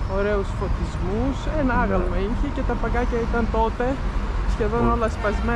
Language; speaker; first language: Greek; non-native, fluent; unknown